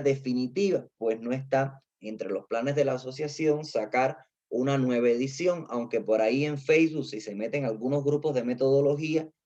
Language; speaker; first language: Spanish; native; Spanish